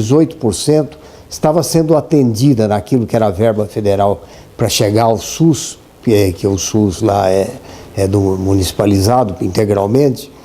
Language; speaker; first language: Portuguese; native; Portuguese